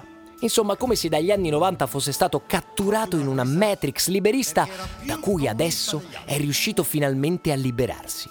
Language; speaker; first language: Italian; native; Italian